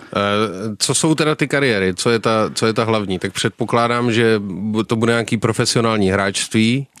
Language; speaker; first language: Czech; early bilingual, other home language; Russian